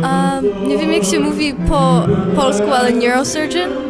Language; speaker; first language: Polish; early bilingual, heritage; English